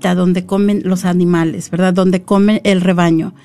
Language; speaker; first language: Spanish; native; Spanish